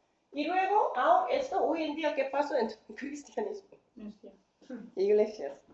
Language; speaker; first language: Spanish; non-native, fluent; Korean